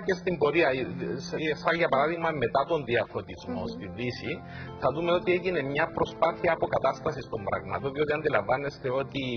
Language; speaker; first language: Greek; native; Greek